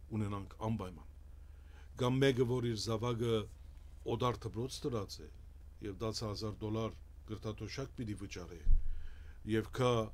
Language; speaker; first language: Armenian; early bilingual, heritage; Armenian